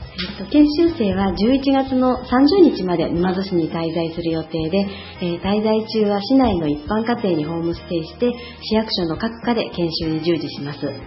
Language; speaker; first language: Japanese; native; Japanese